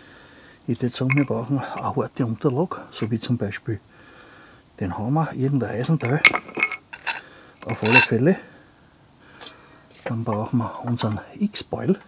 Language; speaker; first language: German; native; German